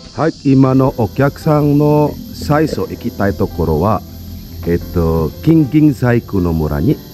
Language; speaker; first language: Japanese; non-native, fluent; Balinese